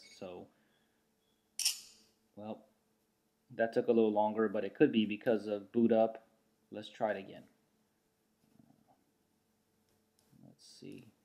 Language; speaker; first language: English; native; English